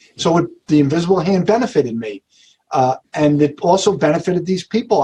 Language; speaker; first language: English; native; English